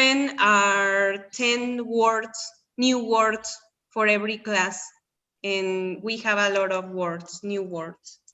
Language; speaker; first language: English; non-native, learner; Spanish